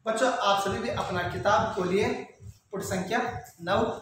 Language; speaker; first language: Hindi; non-native, local second language; Kannada